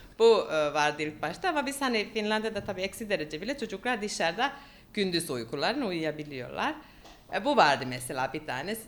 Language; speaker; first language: Turkish; non-native, fluent; Finnish